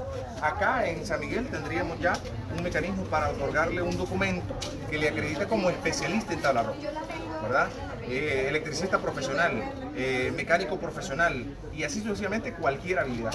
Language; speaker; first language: Spanish; native; Spanish